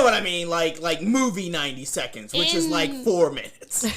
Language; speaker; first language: English; native; English